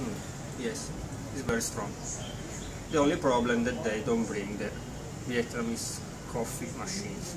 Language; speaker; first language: English; non-native, learner; Italian